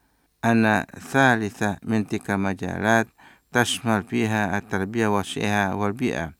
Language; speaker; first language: Arabic; non-native, fluent; Indonesian